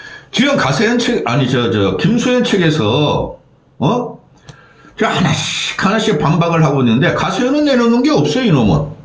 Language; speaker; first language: Korean; native; Korean